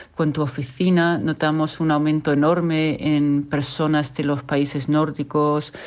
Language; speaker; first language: Spanish; non-native, fluent; Danish